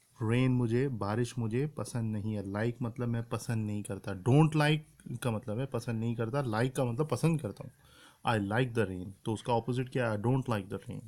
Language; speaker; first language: Urdu; native; Urdu